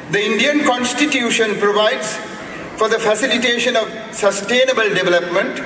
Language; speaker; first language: English; non-native, local second language; Tamil